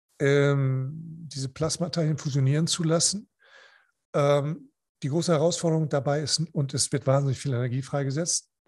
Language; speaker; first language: German; non-native, fluent; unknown